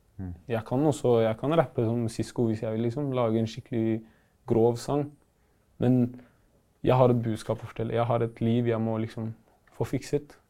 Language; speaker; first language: Norwegian; early bilingual, other home language; Arabic